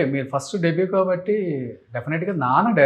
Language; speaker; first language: Telugu; native; Telugu